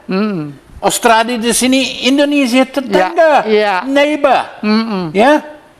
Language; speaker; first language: Indonesian; non-native, learner; English